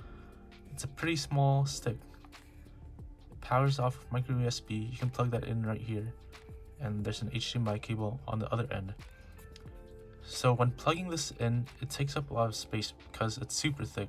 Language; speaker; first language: English; native; English